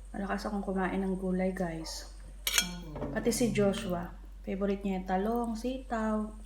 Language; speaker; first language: Filipino; non-native, local second language; Cebuano